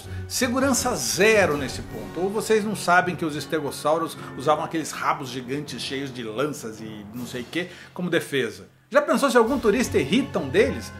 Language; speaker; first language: Portuguese; native; Portuguese